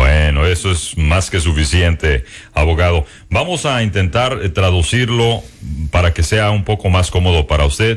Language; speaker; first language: Spanish; native; Spanish